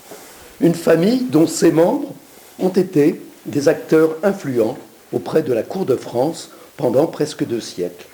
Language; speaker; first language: French; native; French